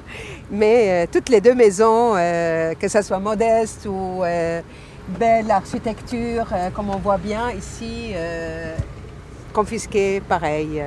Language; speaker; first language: French; non-native, fluent; Arabic